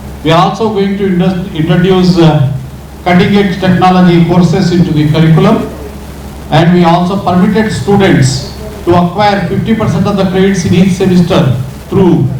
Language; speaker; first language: English; non-native, local second language; Telugu